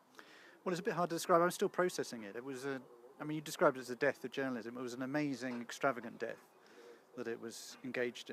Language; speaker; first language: English; native; English